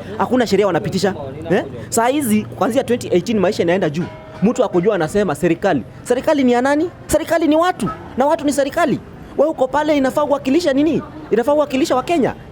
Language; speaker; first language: Swahili; native; Swahili